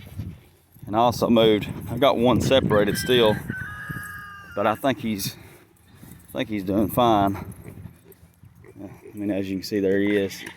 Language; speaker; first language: English; native; English